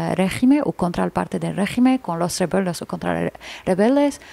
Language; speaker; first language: Spanish; non-native, learner; Arabic